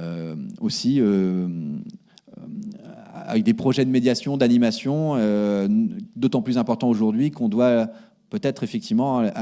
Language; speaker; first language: French; native; French